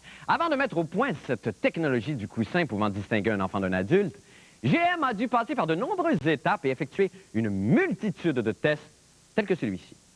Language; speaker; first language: French; native; French